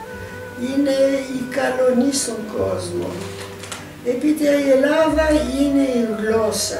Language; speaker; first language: Greek; early bilingual, heritage; Greek